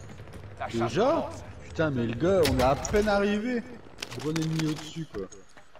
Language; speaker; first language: French; native; French